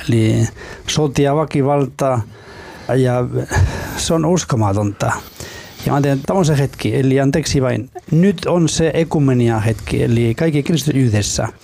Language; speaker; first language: Finnish; non-native, fluent; Spanish